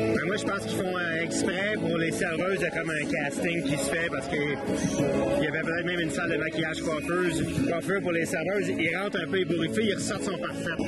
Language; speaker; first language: French; native; French